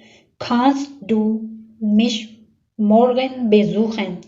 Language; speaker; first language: German; non-native, learner; Urdu